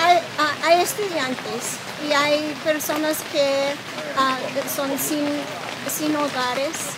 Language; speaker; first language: Spanish; non-native, learner; English